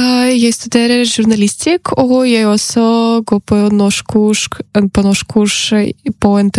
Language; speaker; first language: Norwegian; non-native, learner; Ukrainian